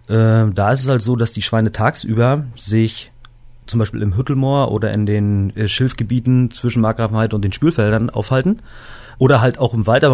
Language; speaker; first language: German; native; German